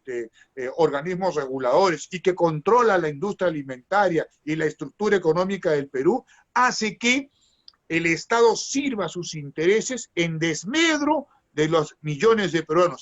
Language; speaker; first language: Spanish; native; Spanish